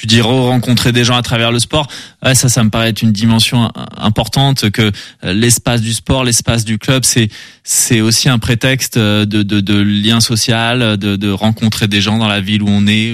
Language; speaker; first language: French; native; French